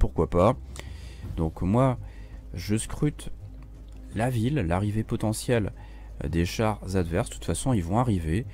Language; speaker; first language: French; native; French